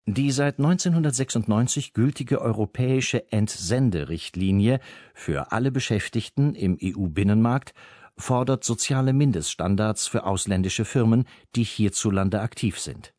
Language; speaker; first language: German; native; German